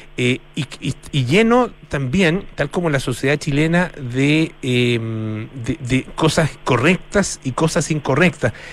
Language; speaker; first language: Spanish; native; Spanish